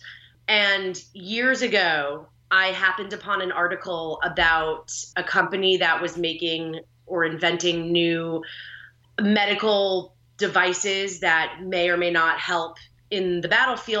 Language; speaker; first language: English; native; English